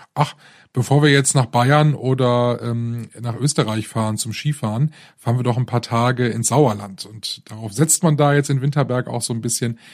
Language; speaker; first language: German; native; German